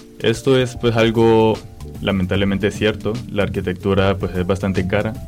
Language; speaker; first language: Spanish; native; Spanish